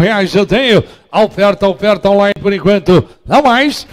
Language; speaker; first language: Portuguese; native; Portuguese